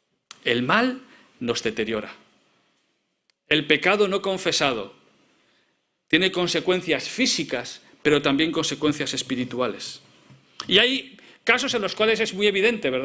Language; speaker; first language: Spanish; native; Spanish